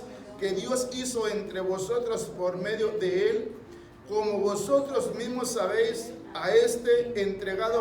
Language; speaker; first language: Spanish; native; Spanish